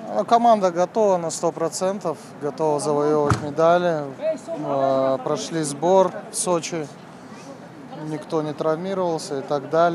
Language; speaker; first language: Russian; native; Russian